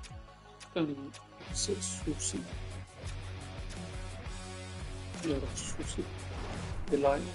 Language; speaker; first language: Finnish; non-native, learner; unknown